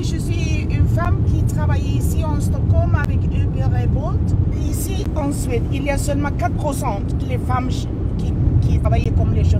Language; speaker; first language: French; non-native, learner; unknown